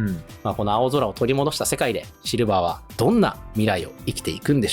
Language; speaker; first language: Japanese; native; Japanese